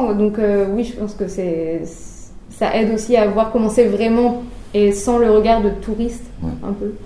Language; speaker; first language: French; non-native, learner; German